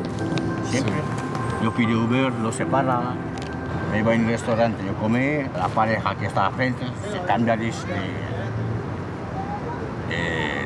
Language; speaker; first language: Spanish; non-native, learner; French